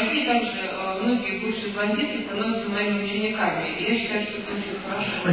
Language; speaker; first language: Russian; native; Russian